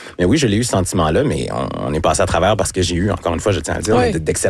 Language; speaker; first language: French; native; French